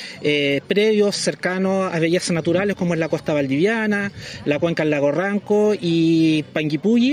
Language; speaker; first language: Spanish; native; Spanish